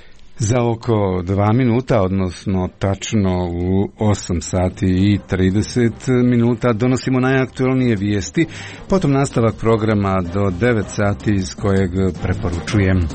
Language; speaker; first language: Croatian; native; Croatian